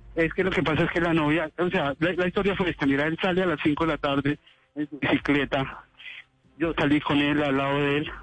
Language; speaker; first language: Spanish; native; Spanish